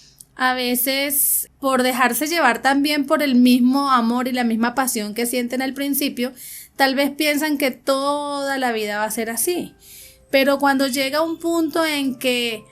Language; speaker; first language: Spanish; native; Spanish